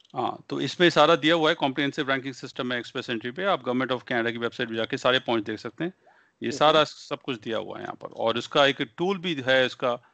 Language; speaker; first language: Hindi; native; Hindi